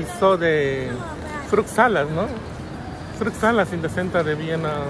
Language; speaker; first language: English; non-native, learner; Spanish